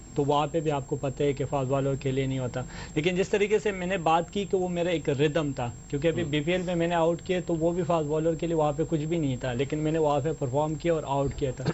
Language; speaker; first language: Hindi; non-native, local second language; Pashto